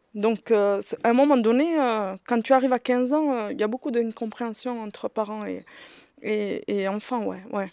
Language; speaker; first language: French; early bilingual, other home language; Riffian